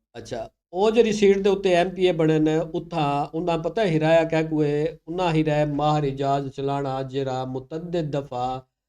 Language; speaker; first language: Punjabi; non-native, local second language; Saraiki